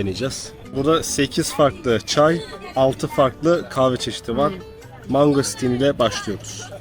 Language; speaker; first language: Turkish; native; Turkish